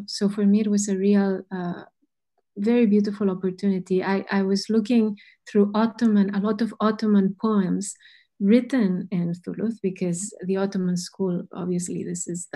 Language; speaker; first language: English; non-native, fluent; Spanish